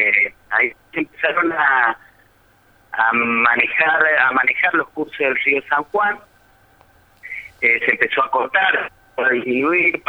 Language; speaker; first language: Spanish; native; Spanish